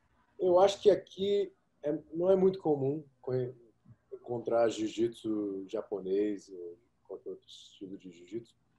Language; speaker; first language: Portuguese; early bilingual, heritage; Portuguese